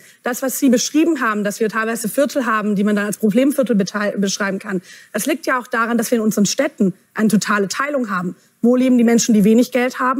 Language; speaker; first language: German; native; German